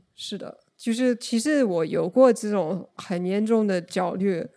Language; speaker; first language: Chinese; non-native, fluent; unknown